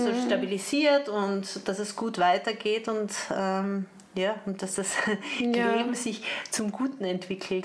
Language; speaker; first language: German; native; German